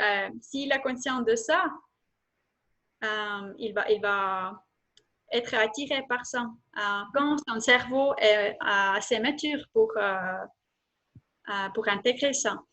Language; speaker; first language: French; non-native, fluent; Estonian